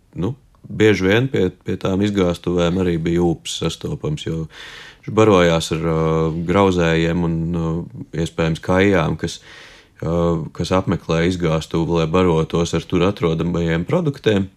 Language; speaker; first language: Latvian; native; Latvian